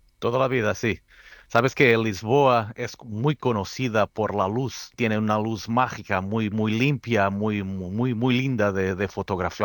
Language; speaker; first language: Spanish; non-native, fluent; Portuguese